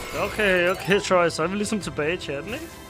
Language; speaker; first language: Danish; native; Danish